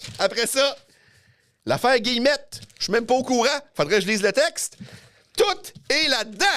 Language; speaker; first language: French; native; French